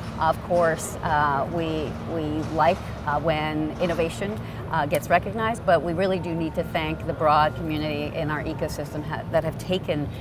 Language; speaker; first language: English; native; English